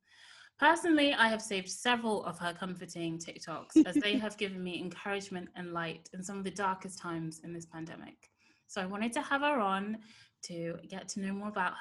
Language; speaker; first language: English; native; English